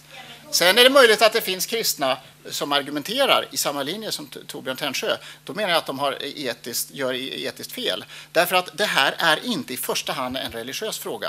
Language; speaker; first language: Swedish; native; Swedish